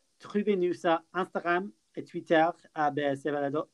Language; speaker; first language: French; non-native, fluent; English